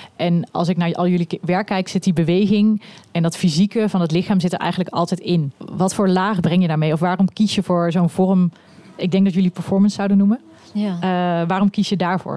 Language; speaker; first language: Dutch; native; Dutch